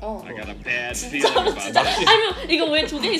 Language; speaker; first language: Korean; non-native, learner; Chinese